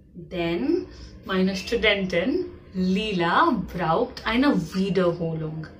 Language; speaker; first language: German; non-native, fluent; Hindi